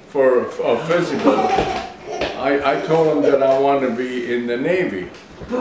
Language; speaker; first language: English; native; English